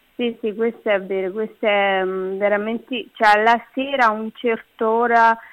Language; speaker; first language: Italian; non-native, fluent; Kabuverdianu